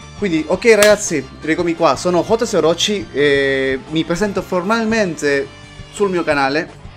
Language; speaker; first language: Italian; non-native, fluent; Spanish